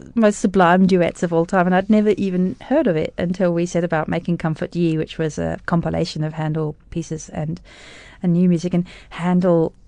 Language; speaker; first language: English; native; English